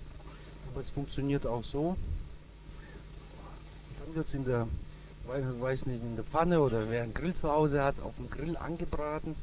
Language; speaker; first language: German; native; German